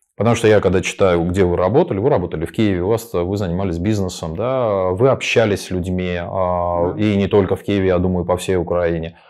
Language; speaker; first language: Russian; non-native, local second language; Armenian